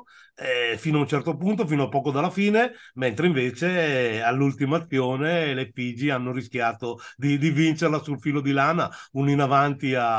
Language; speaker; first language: Italian; native; Italian